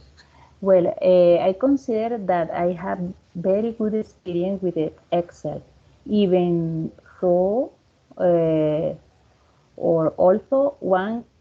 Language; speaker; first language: English; non-native, learner; Spanish